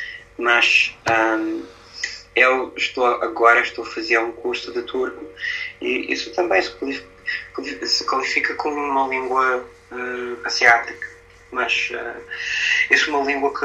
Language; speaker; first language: Portuguese; non-native, fluent; English